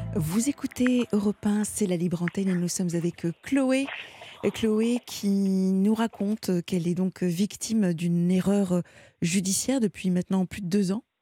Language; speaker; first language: French; native; French